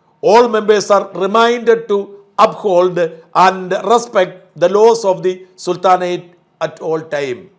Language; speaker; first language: English; non-native, local second language; Malayalam